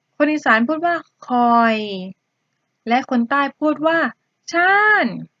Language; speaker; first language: Thai; native; Thai